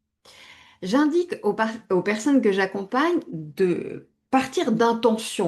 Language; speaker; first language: French; native; French